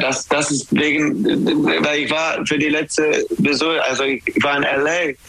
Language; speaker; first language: German; non-native, learner; English